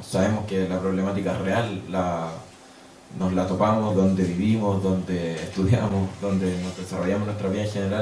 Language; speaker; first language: Spanish; native; Spanish